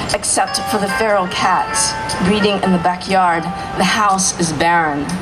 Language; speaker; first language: English; early bilingual, other home language; Vietnamese